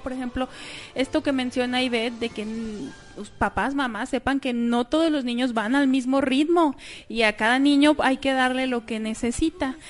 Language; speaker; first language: Spanish; native; Spanish